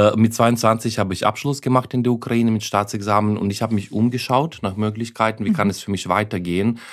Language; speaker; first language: German; non-native, fluent; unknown